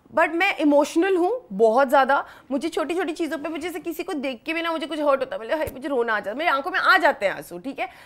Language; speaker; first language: Hindi; native; Hindi